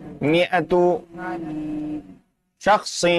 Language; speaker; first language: Arabic; non-native, fluent; Urdu